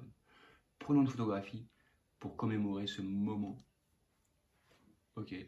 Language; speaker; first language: French; native; French